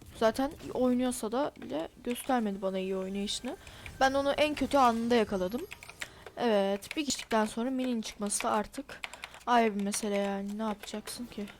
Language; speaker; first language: Turkish; native; Turkish